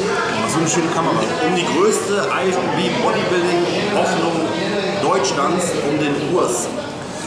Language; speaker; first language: German; native; German